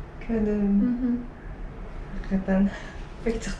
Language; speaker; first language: Turkish; non-native, learner; Uyghur